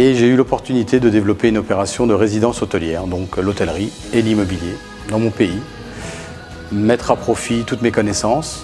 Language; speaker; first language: French; early bilingual, other home language; Arabic